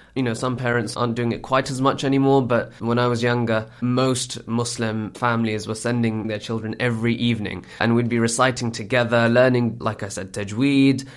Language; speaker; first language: English; native; English